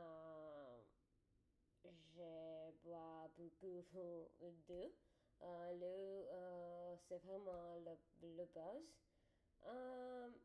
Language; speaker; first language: French; non-native, learner; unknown